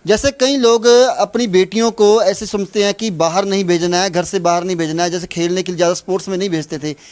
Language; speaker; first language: Hindi; non-native, local second language; Punjabi